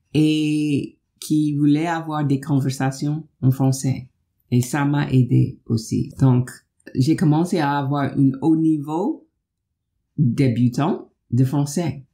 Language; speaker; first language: French; non-native, fluent; English